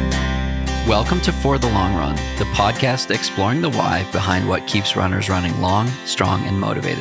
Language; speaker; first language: English; native; English